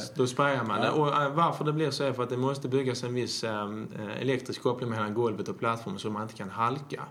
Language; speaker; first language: Swedish; native; Swedish